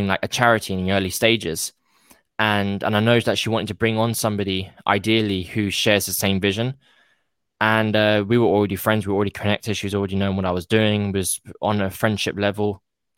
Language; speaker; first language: English; native; English